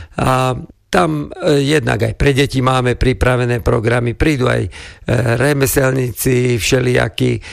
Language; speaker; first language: Slovak; native; Slovak